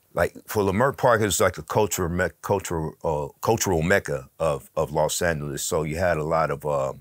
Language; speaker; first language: English; native; English